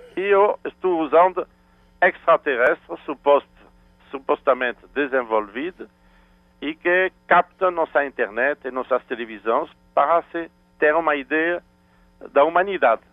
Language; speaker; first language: Portuguese; non-native, fluent; French